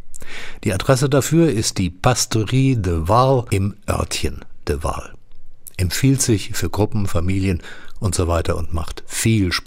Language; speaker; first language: German; native; German